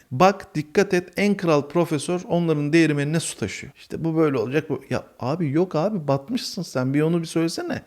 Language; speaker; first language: Turkish; native; Turkish